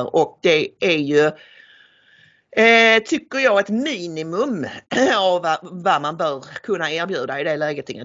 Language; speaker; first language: Swedish; native; Swedish